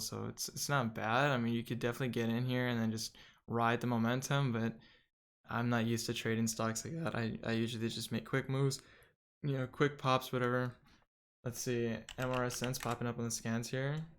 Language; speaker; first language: English; native; English